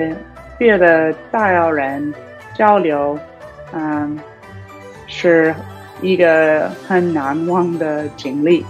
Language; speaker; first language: Chinese; non-native, learner; English